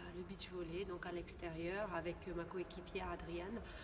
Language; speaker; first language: French; native; French